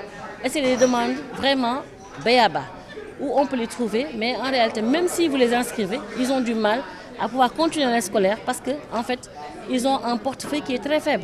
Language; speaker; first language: French; non-native, local second language; Wolof